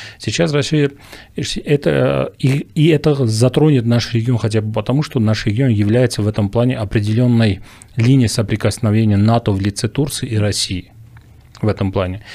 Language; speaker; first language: Russian; non-native, local second language; Armenian